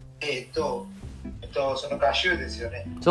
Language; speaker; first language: Japanese; non-native, learner; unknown